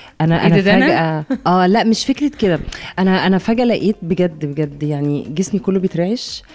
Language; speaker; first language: Arabic; native; Arabic